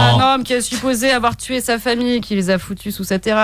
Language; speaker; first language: French; native; French